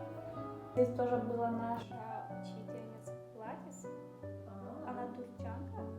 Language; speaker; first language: Russian; non-native, learner; Azerbaijani